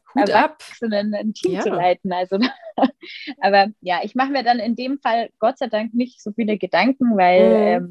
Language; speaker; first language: German; native; German